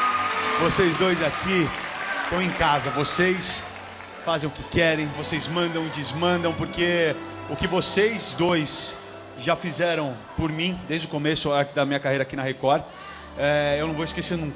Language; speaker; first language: Portuguese; native; Portuguese